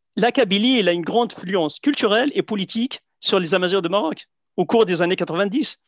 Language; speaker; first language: French; non-native, local second language; Central Atlas Tamazight